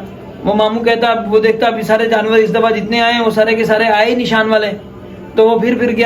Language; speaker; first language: Urdu; native; Urdu